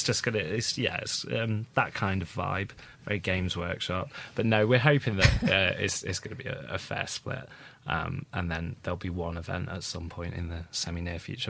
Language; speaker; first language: English; native; English